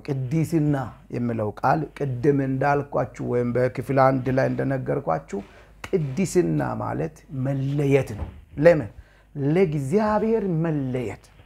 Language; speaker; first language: Amharic; non-native, local second language; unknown